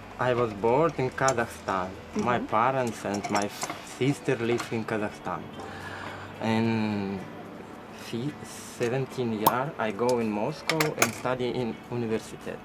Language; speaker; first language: English; non-native, learner; Russian